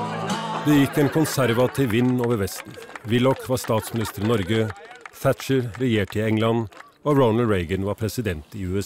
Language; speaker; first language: Norwegian; native; Norwegian